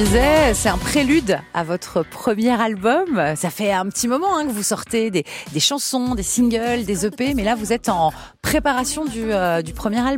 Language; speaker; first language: French; native; French